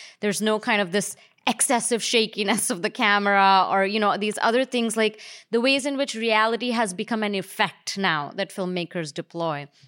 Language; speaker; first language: English; native; English